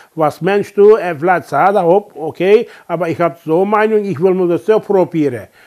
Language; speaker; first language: German; non-native, learner; Turkish